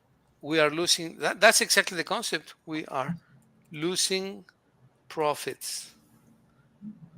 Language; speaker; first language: English; non-native, fluent; Spanish